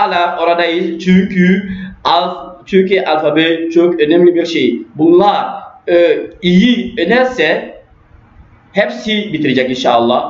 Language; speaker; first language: Turkish; non-native, learner; French